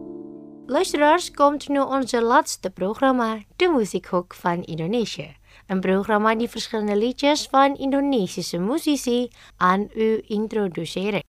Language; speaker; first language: Dutch; non-native, learner; Indonesian